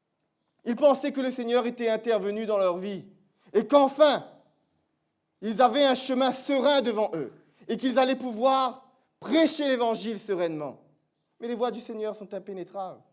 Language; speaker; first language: French; native; French